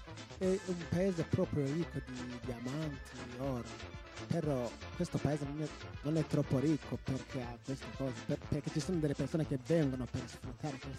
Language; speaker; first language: Italian; non-native, local second language; Rundi